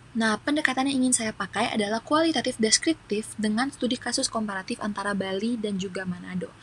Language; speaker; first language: Indonesian; native; Indonesian